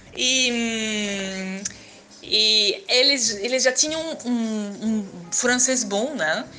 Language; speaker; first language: Portuguese; non-native, fluent; French